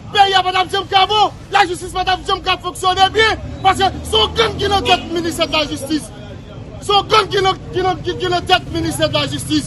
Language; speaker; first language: Haitian Creole; native; Haitian Creole